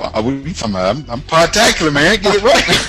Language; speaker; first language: English; native; English